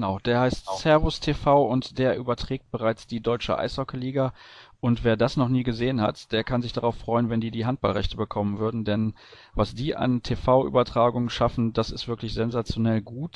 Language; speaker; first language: German; native; German